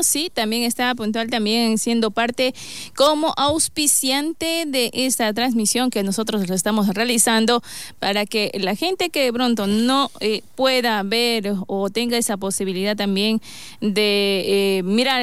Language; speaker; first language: Spanish; native; Spanish